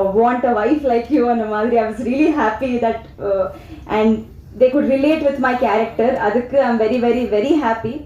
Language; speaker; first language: Tamil; non-native, learner; Telugu